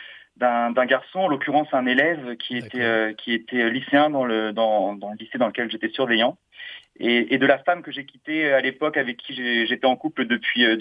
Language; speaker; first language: French; native; French